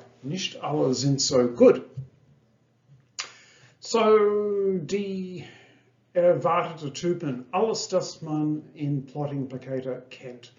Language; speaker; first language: German; non-native, fluent; English